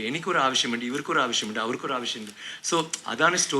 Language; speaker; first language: Malayalam; non-native, learner; Tamil